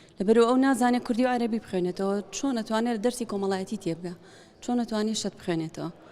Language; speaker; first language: Central Kurdish; native; Central Kurdish